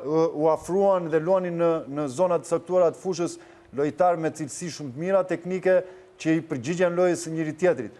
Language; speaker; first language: Albanian; native; Albanian